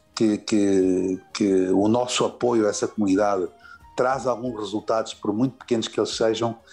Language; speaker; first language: Portuguese; native; Portuguese